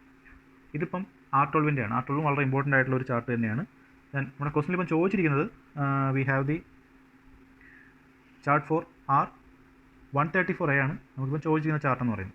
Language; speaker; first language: Malayalam; native; Malayalam